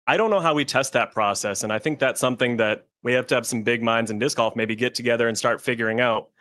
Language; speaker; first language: English; native; English